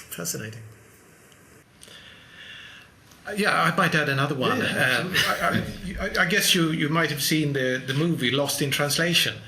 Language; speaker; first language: English; non-native, fluent; Swedish